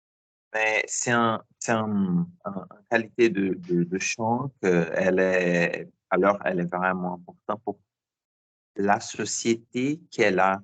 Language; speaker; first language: French; non-native, learner; Portuguese